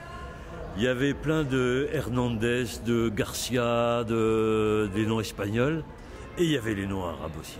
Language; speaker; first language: French; native; French